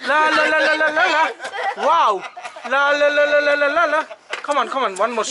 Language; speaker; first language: English; non-native, local second language; Telugu